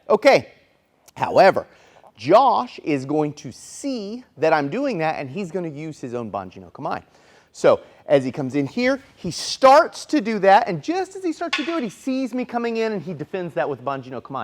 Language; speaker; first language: English; native; English